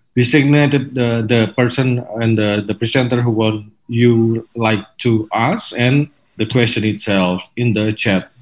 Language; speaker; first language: English; non-native, fluent; Indonesian